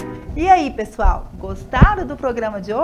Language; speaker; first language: Portuguese; native; Portuguese